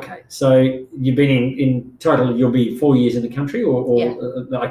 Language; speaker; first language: English; native; English